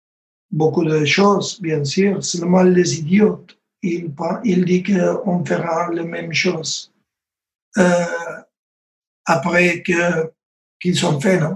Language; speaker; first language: French; non-native, learner; Spanish